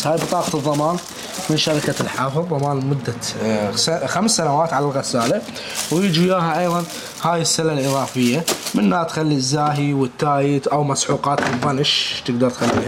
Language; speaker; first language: Arabic; native; Arabic